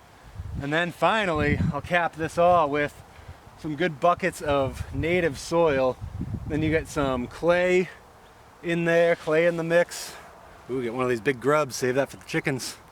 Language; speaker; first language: English; native; English